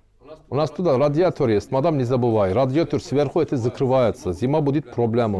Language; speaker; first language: Russian; non-native, learner; Turkish